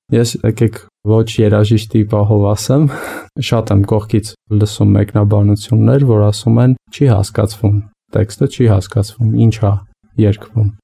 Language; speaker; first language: Armenian; native; Armenian